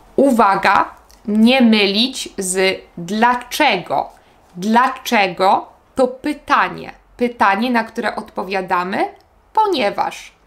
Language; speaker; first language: Polish; native; Polish